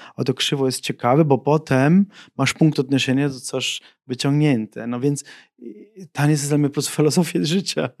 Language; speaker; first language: Polish; non-native, fluent; Italian